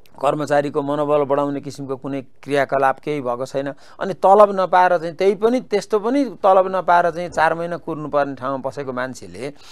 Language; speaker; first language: Nepali; native; Nepali